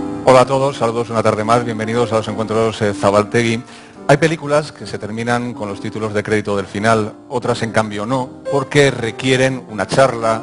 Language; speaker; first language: Spanish; native; Spanish